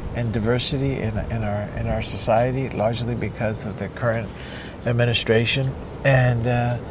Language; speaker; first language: English; early bilingual, other home language; Spanish